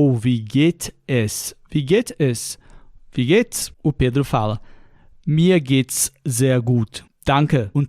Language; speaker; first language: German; non-native, fluent; Portuguese